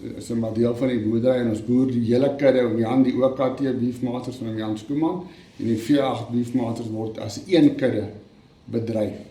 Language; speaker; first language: Afrikaans; native; Afrikaans